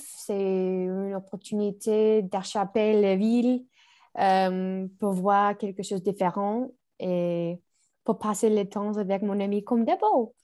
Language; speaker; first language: French; non-native, learner; English